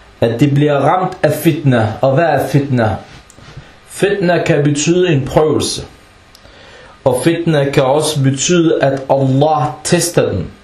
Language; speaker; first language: Danish; non-native, fluent; Arabic